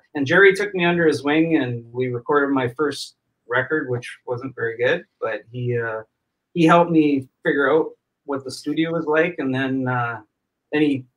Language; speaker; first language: English; native; English